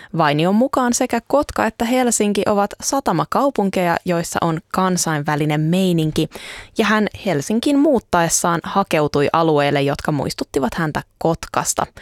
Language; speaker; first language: Finnish; native; Finnish